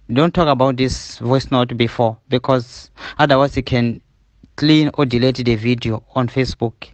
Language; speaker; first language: English; non-native, learner; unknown